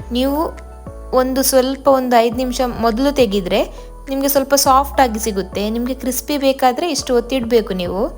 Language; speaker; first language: Kannada; non-native, local second language; Tulu